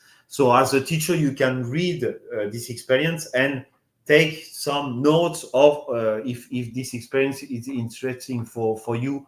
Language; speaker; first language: English; non-native, fluent; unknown